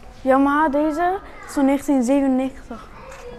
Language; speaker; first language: Dutch; early bilingual, other home language; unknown